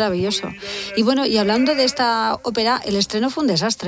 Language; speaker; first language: Spanish; native; Spanish